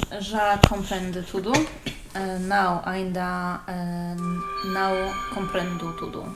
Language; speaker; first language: Portuguese; non-native, learner; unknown